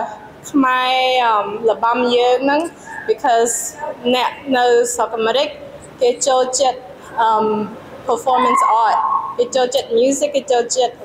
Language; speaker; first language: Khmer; early bilingual, heritage; Khmer